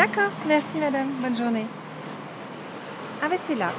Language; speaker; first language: French; native; French